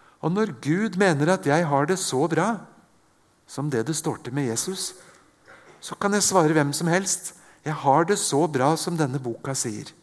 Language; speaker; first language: Norwegian; native; Norwegian